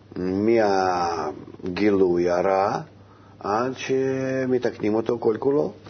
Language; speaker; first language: Hebrew; non-native, fluent; Russian